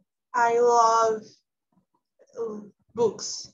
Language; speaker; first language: English; non-native, learner; Portuguese